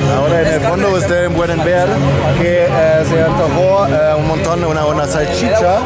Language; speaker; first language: Spanish; non-native, fluent; German